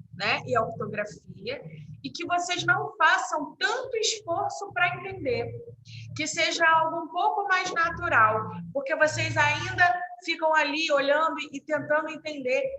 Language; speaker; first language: Portuguese; native; Portuguese